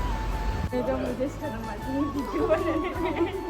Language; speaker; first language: Hindi; non-native, local second language; Bodo